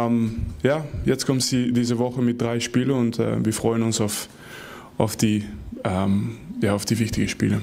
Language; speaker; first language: German; non-native, fluent; Dutch